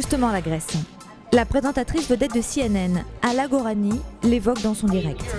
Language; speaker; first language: French; native; French